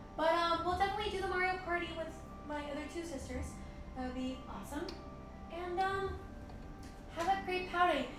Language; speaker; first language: English; non-native, fluent; Spanish